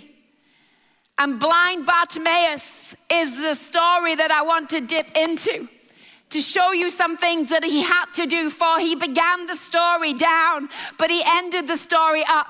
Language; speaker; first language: English; native; English